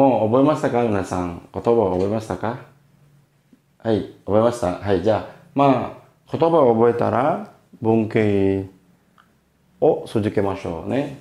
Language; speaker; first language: Japanese; non-native, learner; Indonesian